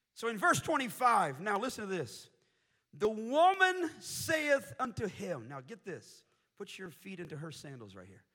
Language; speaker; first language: English; early bilingual, other home language; Portuguese